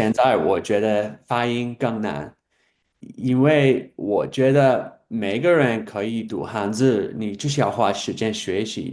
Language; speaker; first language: Chinese; non-native, fluent; English